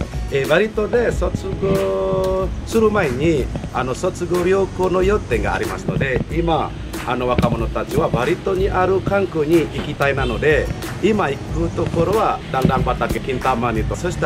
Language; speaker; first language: Japanese; non-native, learner; Indonesian